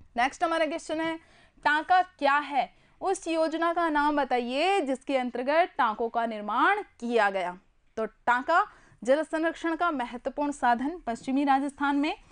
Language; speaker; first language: Hindi; native; Hindi